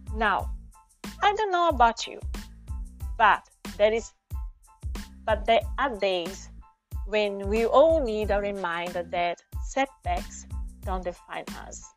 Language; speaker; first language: English; non-native, fluent; Portuguese